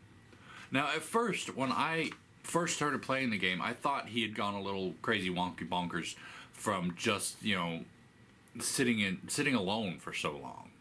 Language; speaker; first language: English; native; English